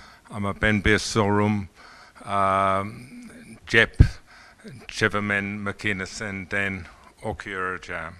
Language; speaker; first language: Turkish; non-native, learner; English